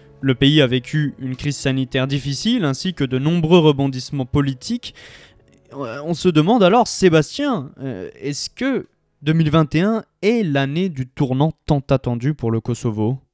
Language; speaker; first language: French; native; French